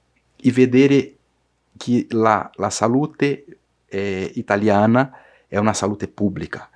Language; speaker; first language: Italian; non-native, learner; Portuguese